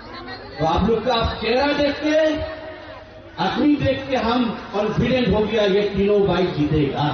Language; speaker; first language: Hindi; non-native, local second language; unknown